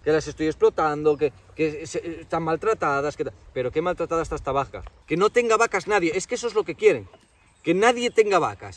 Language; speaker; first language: Spanish; native; Spanish